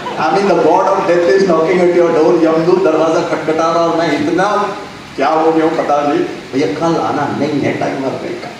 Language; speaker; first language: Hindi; non-native, local second language; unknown